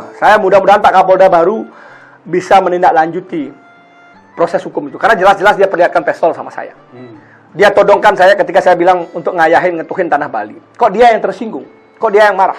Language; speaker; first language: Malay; non-native, local second language; Balinese